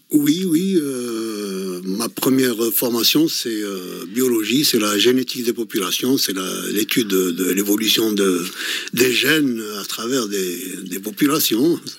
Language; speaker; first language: French; non-native, local second language; Kabyle